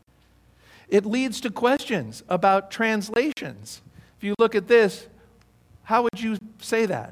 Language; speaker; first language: English; native; English